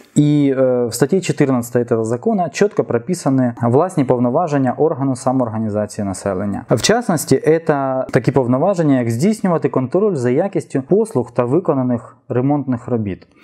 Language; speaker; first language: Ukrainian; non-native, local second language; Russian